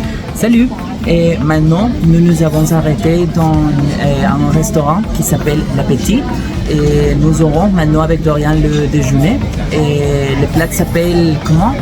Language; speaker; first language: French; non-native, learner; Spanish